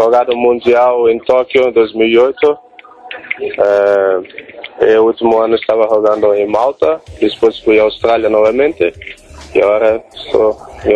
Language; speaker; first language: Spanish; non-native, learner; Portuguese